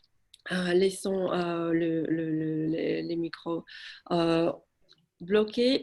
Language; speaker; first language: French; non-native, fluent; Polish